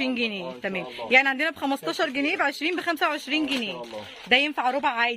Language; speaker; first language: Arabic; native; Arabic